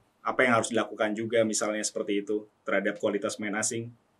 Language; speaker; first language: Indonesian; native; Indonesian